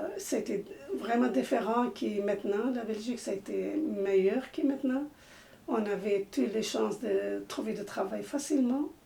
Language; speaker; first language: French; non-native, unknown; Arabic